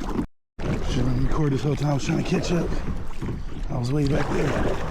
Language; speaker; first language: English; native; English